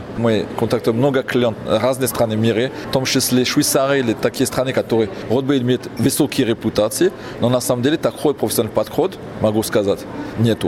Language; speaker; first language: Russian; non-native, fluent; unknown